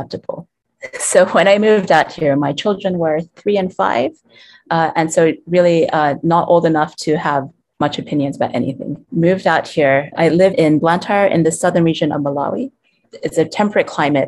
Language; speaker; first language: English; non-native, local second language; Cantonese